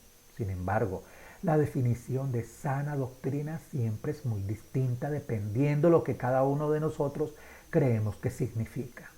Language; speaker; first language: Spanish; native; Spanish